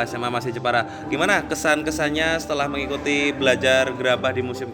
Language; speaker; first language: Indonesian; native; Indonesian